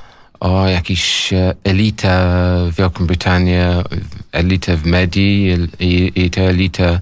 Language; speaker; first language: Polish; non-native, fluent; English